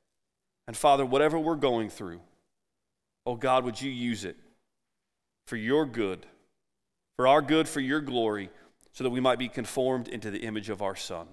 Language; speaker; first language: English; native; English